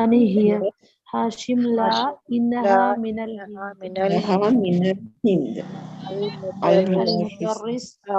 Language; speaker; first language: Arabic; non-native, learner; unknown